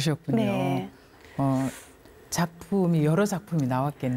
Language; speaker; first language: Korean; native; Korean